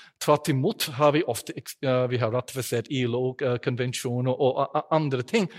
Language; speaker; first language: Norwegian; non-native, fluent; English